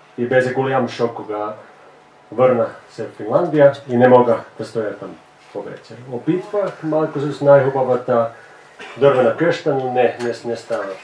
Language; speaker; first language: Bulgarian; non-native, fluent; Finnish